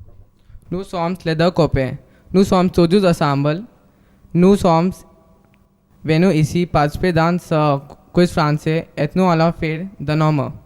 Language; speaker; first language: French; non-native, learner; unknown